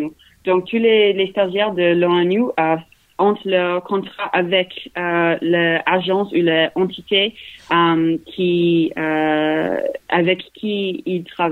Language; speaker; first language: French; non-native, learner; English